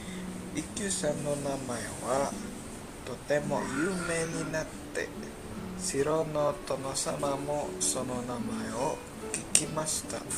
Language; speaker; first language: Japanese; non-native, learner; Indonesian